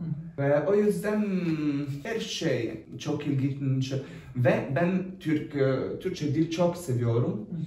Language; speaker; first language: Turkish; non-native, learner; Italian